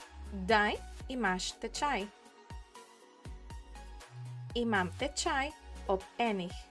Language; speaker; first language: Slovenian; non-native, fluent; Spanish